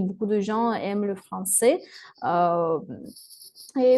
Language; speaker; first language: French; non-native, fluent; Russian